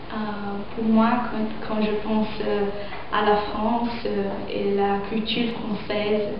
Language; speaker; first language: French; non-native, fluent; Portuguese